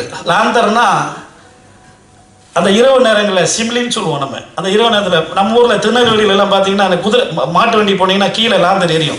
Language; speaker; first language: Tamil; native; Tamil